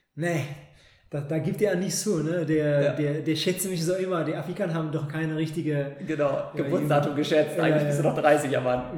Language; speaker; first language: German; non-native, fluent; Amharic